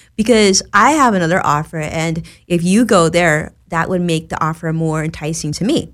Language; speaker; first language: English; native; English